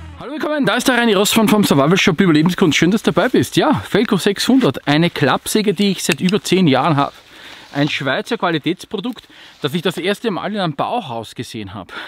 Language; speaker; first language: German; native; German